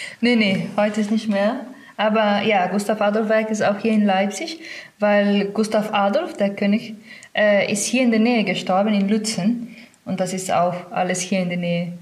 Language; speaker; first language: German; non-native, fluent; Spanish